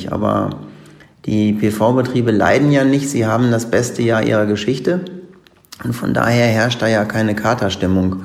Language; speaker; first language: German; native; German